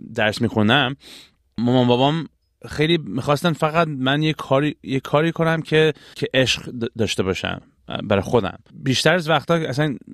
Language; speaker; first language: Persian; early bilingual, heritage; Persian